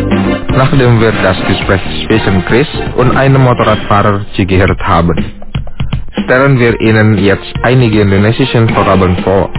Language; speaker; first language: German; non-native, fluent; Indonesian